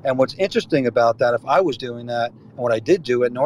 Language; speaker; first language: English; native; English